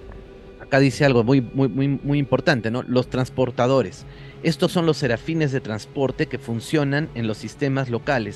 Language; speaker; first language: Spanish; native; Spanish